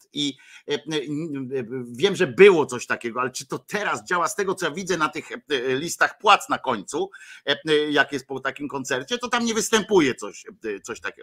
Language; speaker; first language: Polish; native; Polish